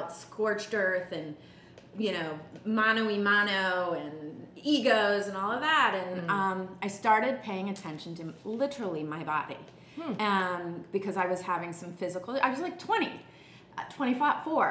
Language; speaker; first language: English; native; English